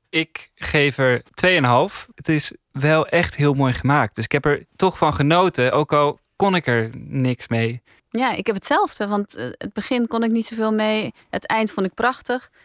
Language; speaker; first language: Dutch; native; Dutch